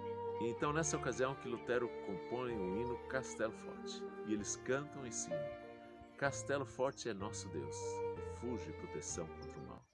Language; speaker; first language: Portuguese; native; Portuguese